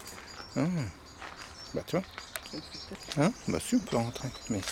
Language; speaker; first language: French; native; French